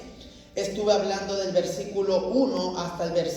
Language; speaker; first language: Spanish; native; Spanish